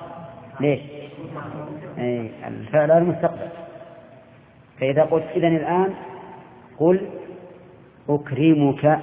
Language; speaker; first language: Arabic; native; Arabic